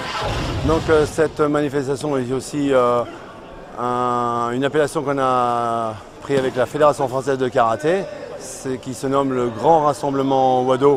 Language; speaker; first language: French; native; French